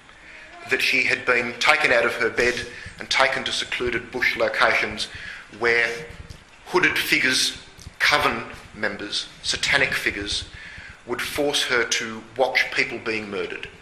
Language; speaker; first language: English; native; English